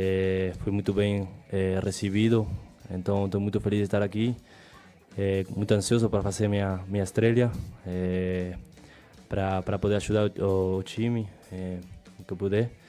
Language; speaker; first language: Portuguese; non-native, fluent; Spanish